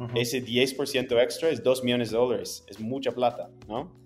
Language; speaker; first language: Spanish; non-native, fluent; English